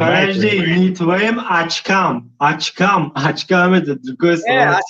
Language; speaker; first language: Russian; non-native, local second language; Tajik